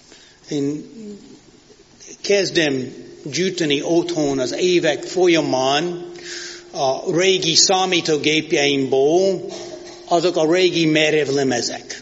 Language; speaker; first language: Hungarian; non-native, fluent; English